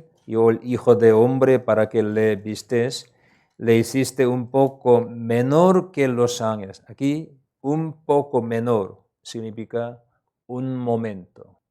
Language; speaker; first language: Spanish; non-native, learner; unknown